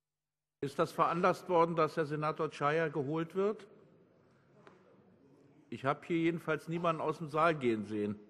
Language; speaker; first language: German; native; German